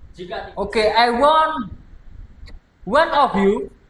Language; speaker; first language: English; non-native, learner; Indonesian